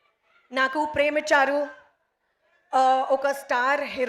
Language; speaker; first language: Telugu; non-native, learner; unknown